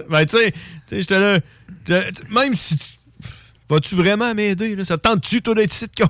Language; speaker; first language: French; native; French